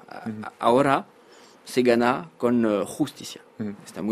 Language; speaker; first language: Spanish; non-native, fluent; French